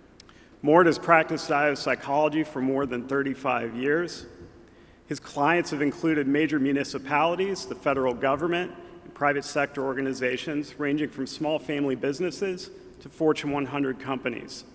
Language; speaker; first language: English; native; English